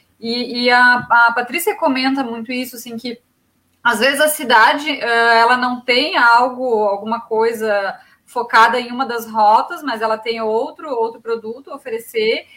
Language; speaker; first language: Portuguese; native; Portuguese